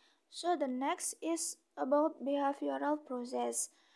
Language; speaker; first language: English; non-native, learner; Indonesian